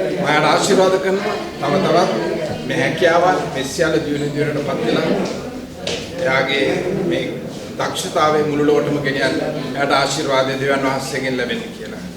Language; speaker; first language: Sinhala; native; Sinhala